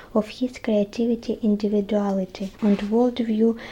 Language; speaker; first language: English; non-native, learner; Russian